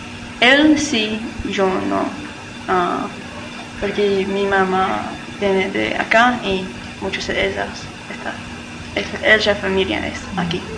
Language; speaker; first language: Spanish; non-native, learner; English